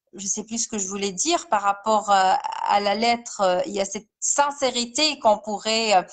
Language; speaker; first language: French; non-native, local second language; Arabic